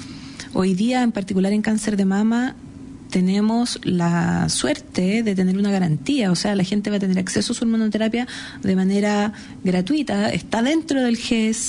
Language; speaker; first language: Spanish; native; Spanish